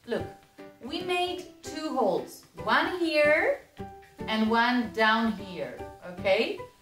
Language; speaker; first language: English; non-native, fluent; Spanish